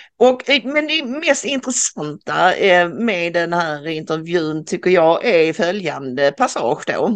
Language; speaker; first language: Swedish; native; Swedish